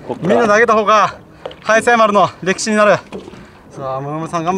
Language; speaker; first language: Japanese; native; Japanese